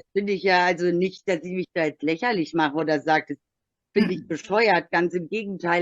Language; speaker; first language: German; native; German